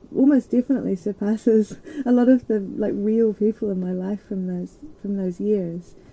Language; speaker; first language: English; native; English